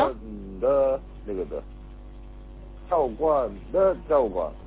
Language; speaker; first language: Chinese; non-native, learner; Korean